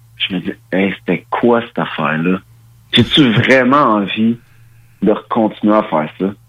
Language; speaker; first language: French; early bilingual, other home language; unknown